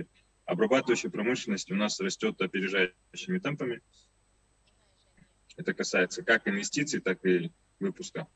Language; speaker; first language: Russian; native; Russian